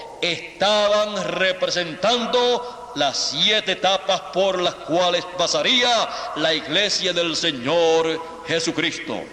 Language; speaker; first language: Spanish; native; Spanish